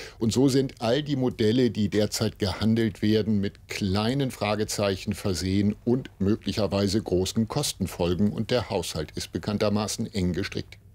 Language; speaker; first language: German; native; German